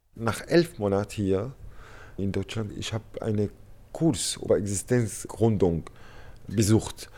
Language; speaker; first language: German; non-native, learner; Arabic